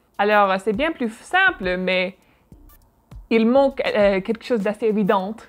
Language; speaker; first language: French; non-native, fluent; English